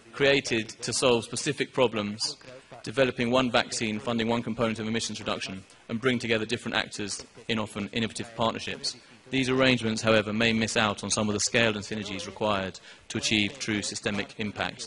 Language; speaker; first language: English; native; English